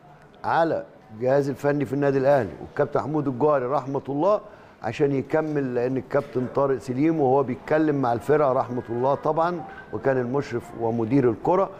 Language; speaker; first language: Arabic; native; Arabic